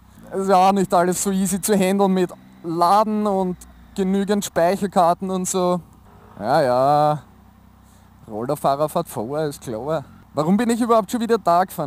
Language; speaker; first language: German; native; German